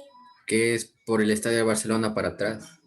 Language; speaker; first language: Spanish; native; Spanish